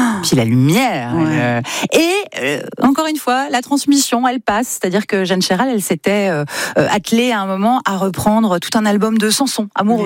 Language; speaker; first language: French; native; French